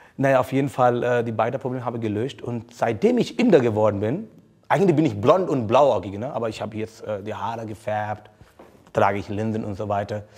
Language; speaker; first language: German; non-native, fluent; Hindi